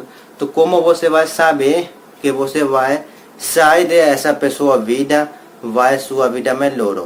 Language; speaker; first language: Portuguese; non-native, learner; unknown